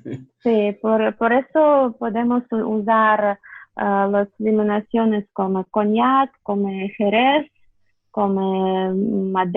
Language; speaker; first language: Spanish; non-native, fluent; Russian